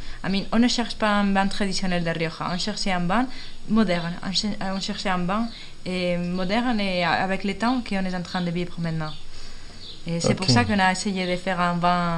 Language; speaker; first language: French; non-native, fluent; Spanish